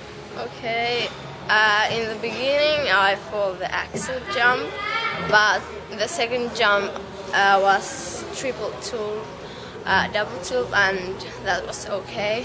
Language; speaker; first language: English; non-native, learner; Finnish